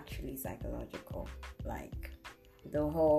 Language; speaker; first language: English; non-native, local second language; Igbo